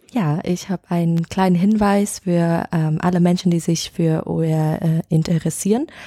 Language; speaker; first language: German; non-native, fluent; Vietnamese